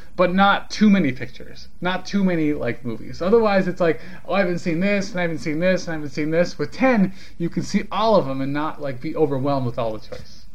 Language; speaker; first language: English; native; English